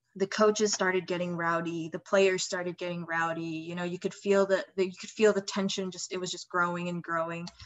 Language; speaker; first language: English; non-native, fluent; Indonesian